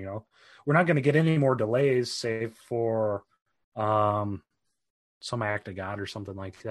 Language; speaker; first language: English; native; English